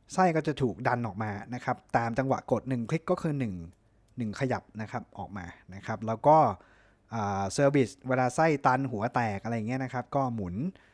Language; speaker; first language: Thai; native; Thai